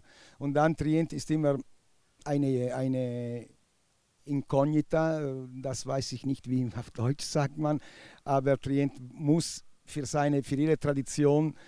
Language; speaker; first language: German; non-native, local second language; Italian